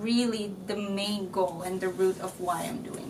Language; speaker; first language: English; non-native, local second language; Filipino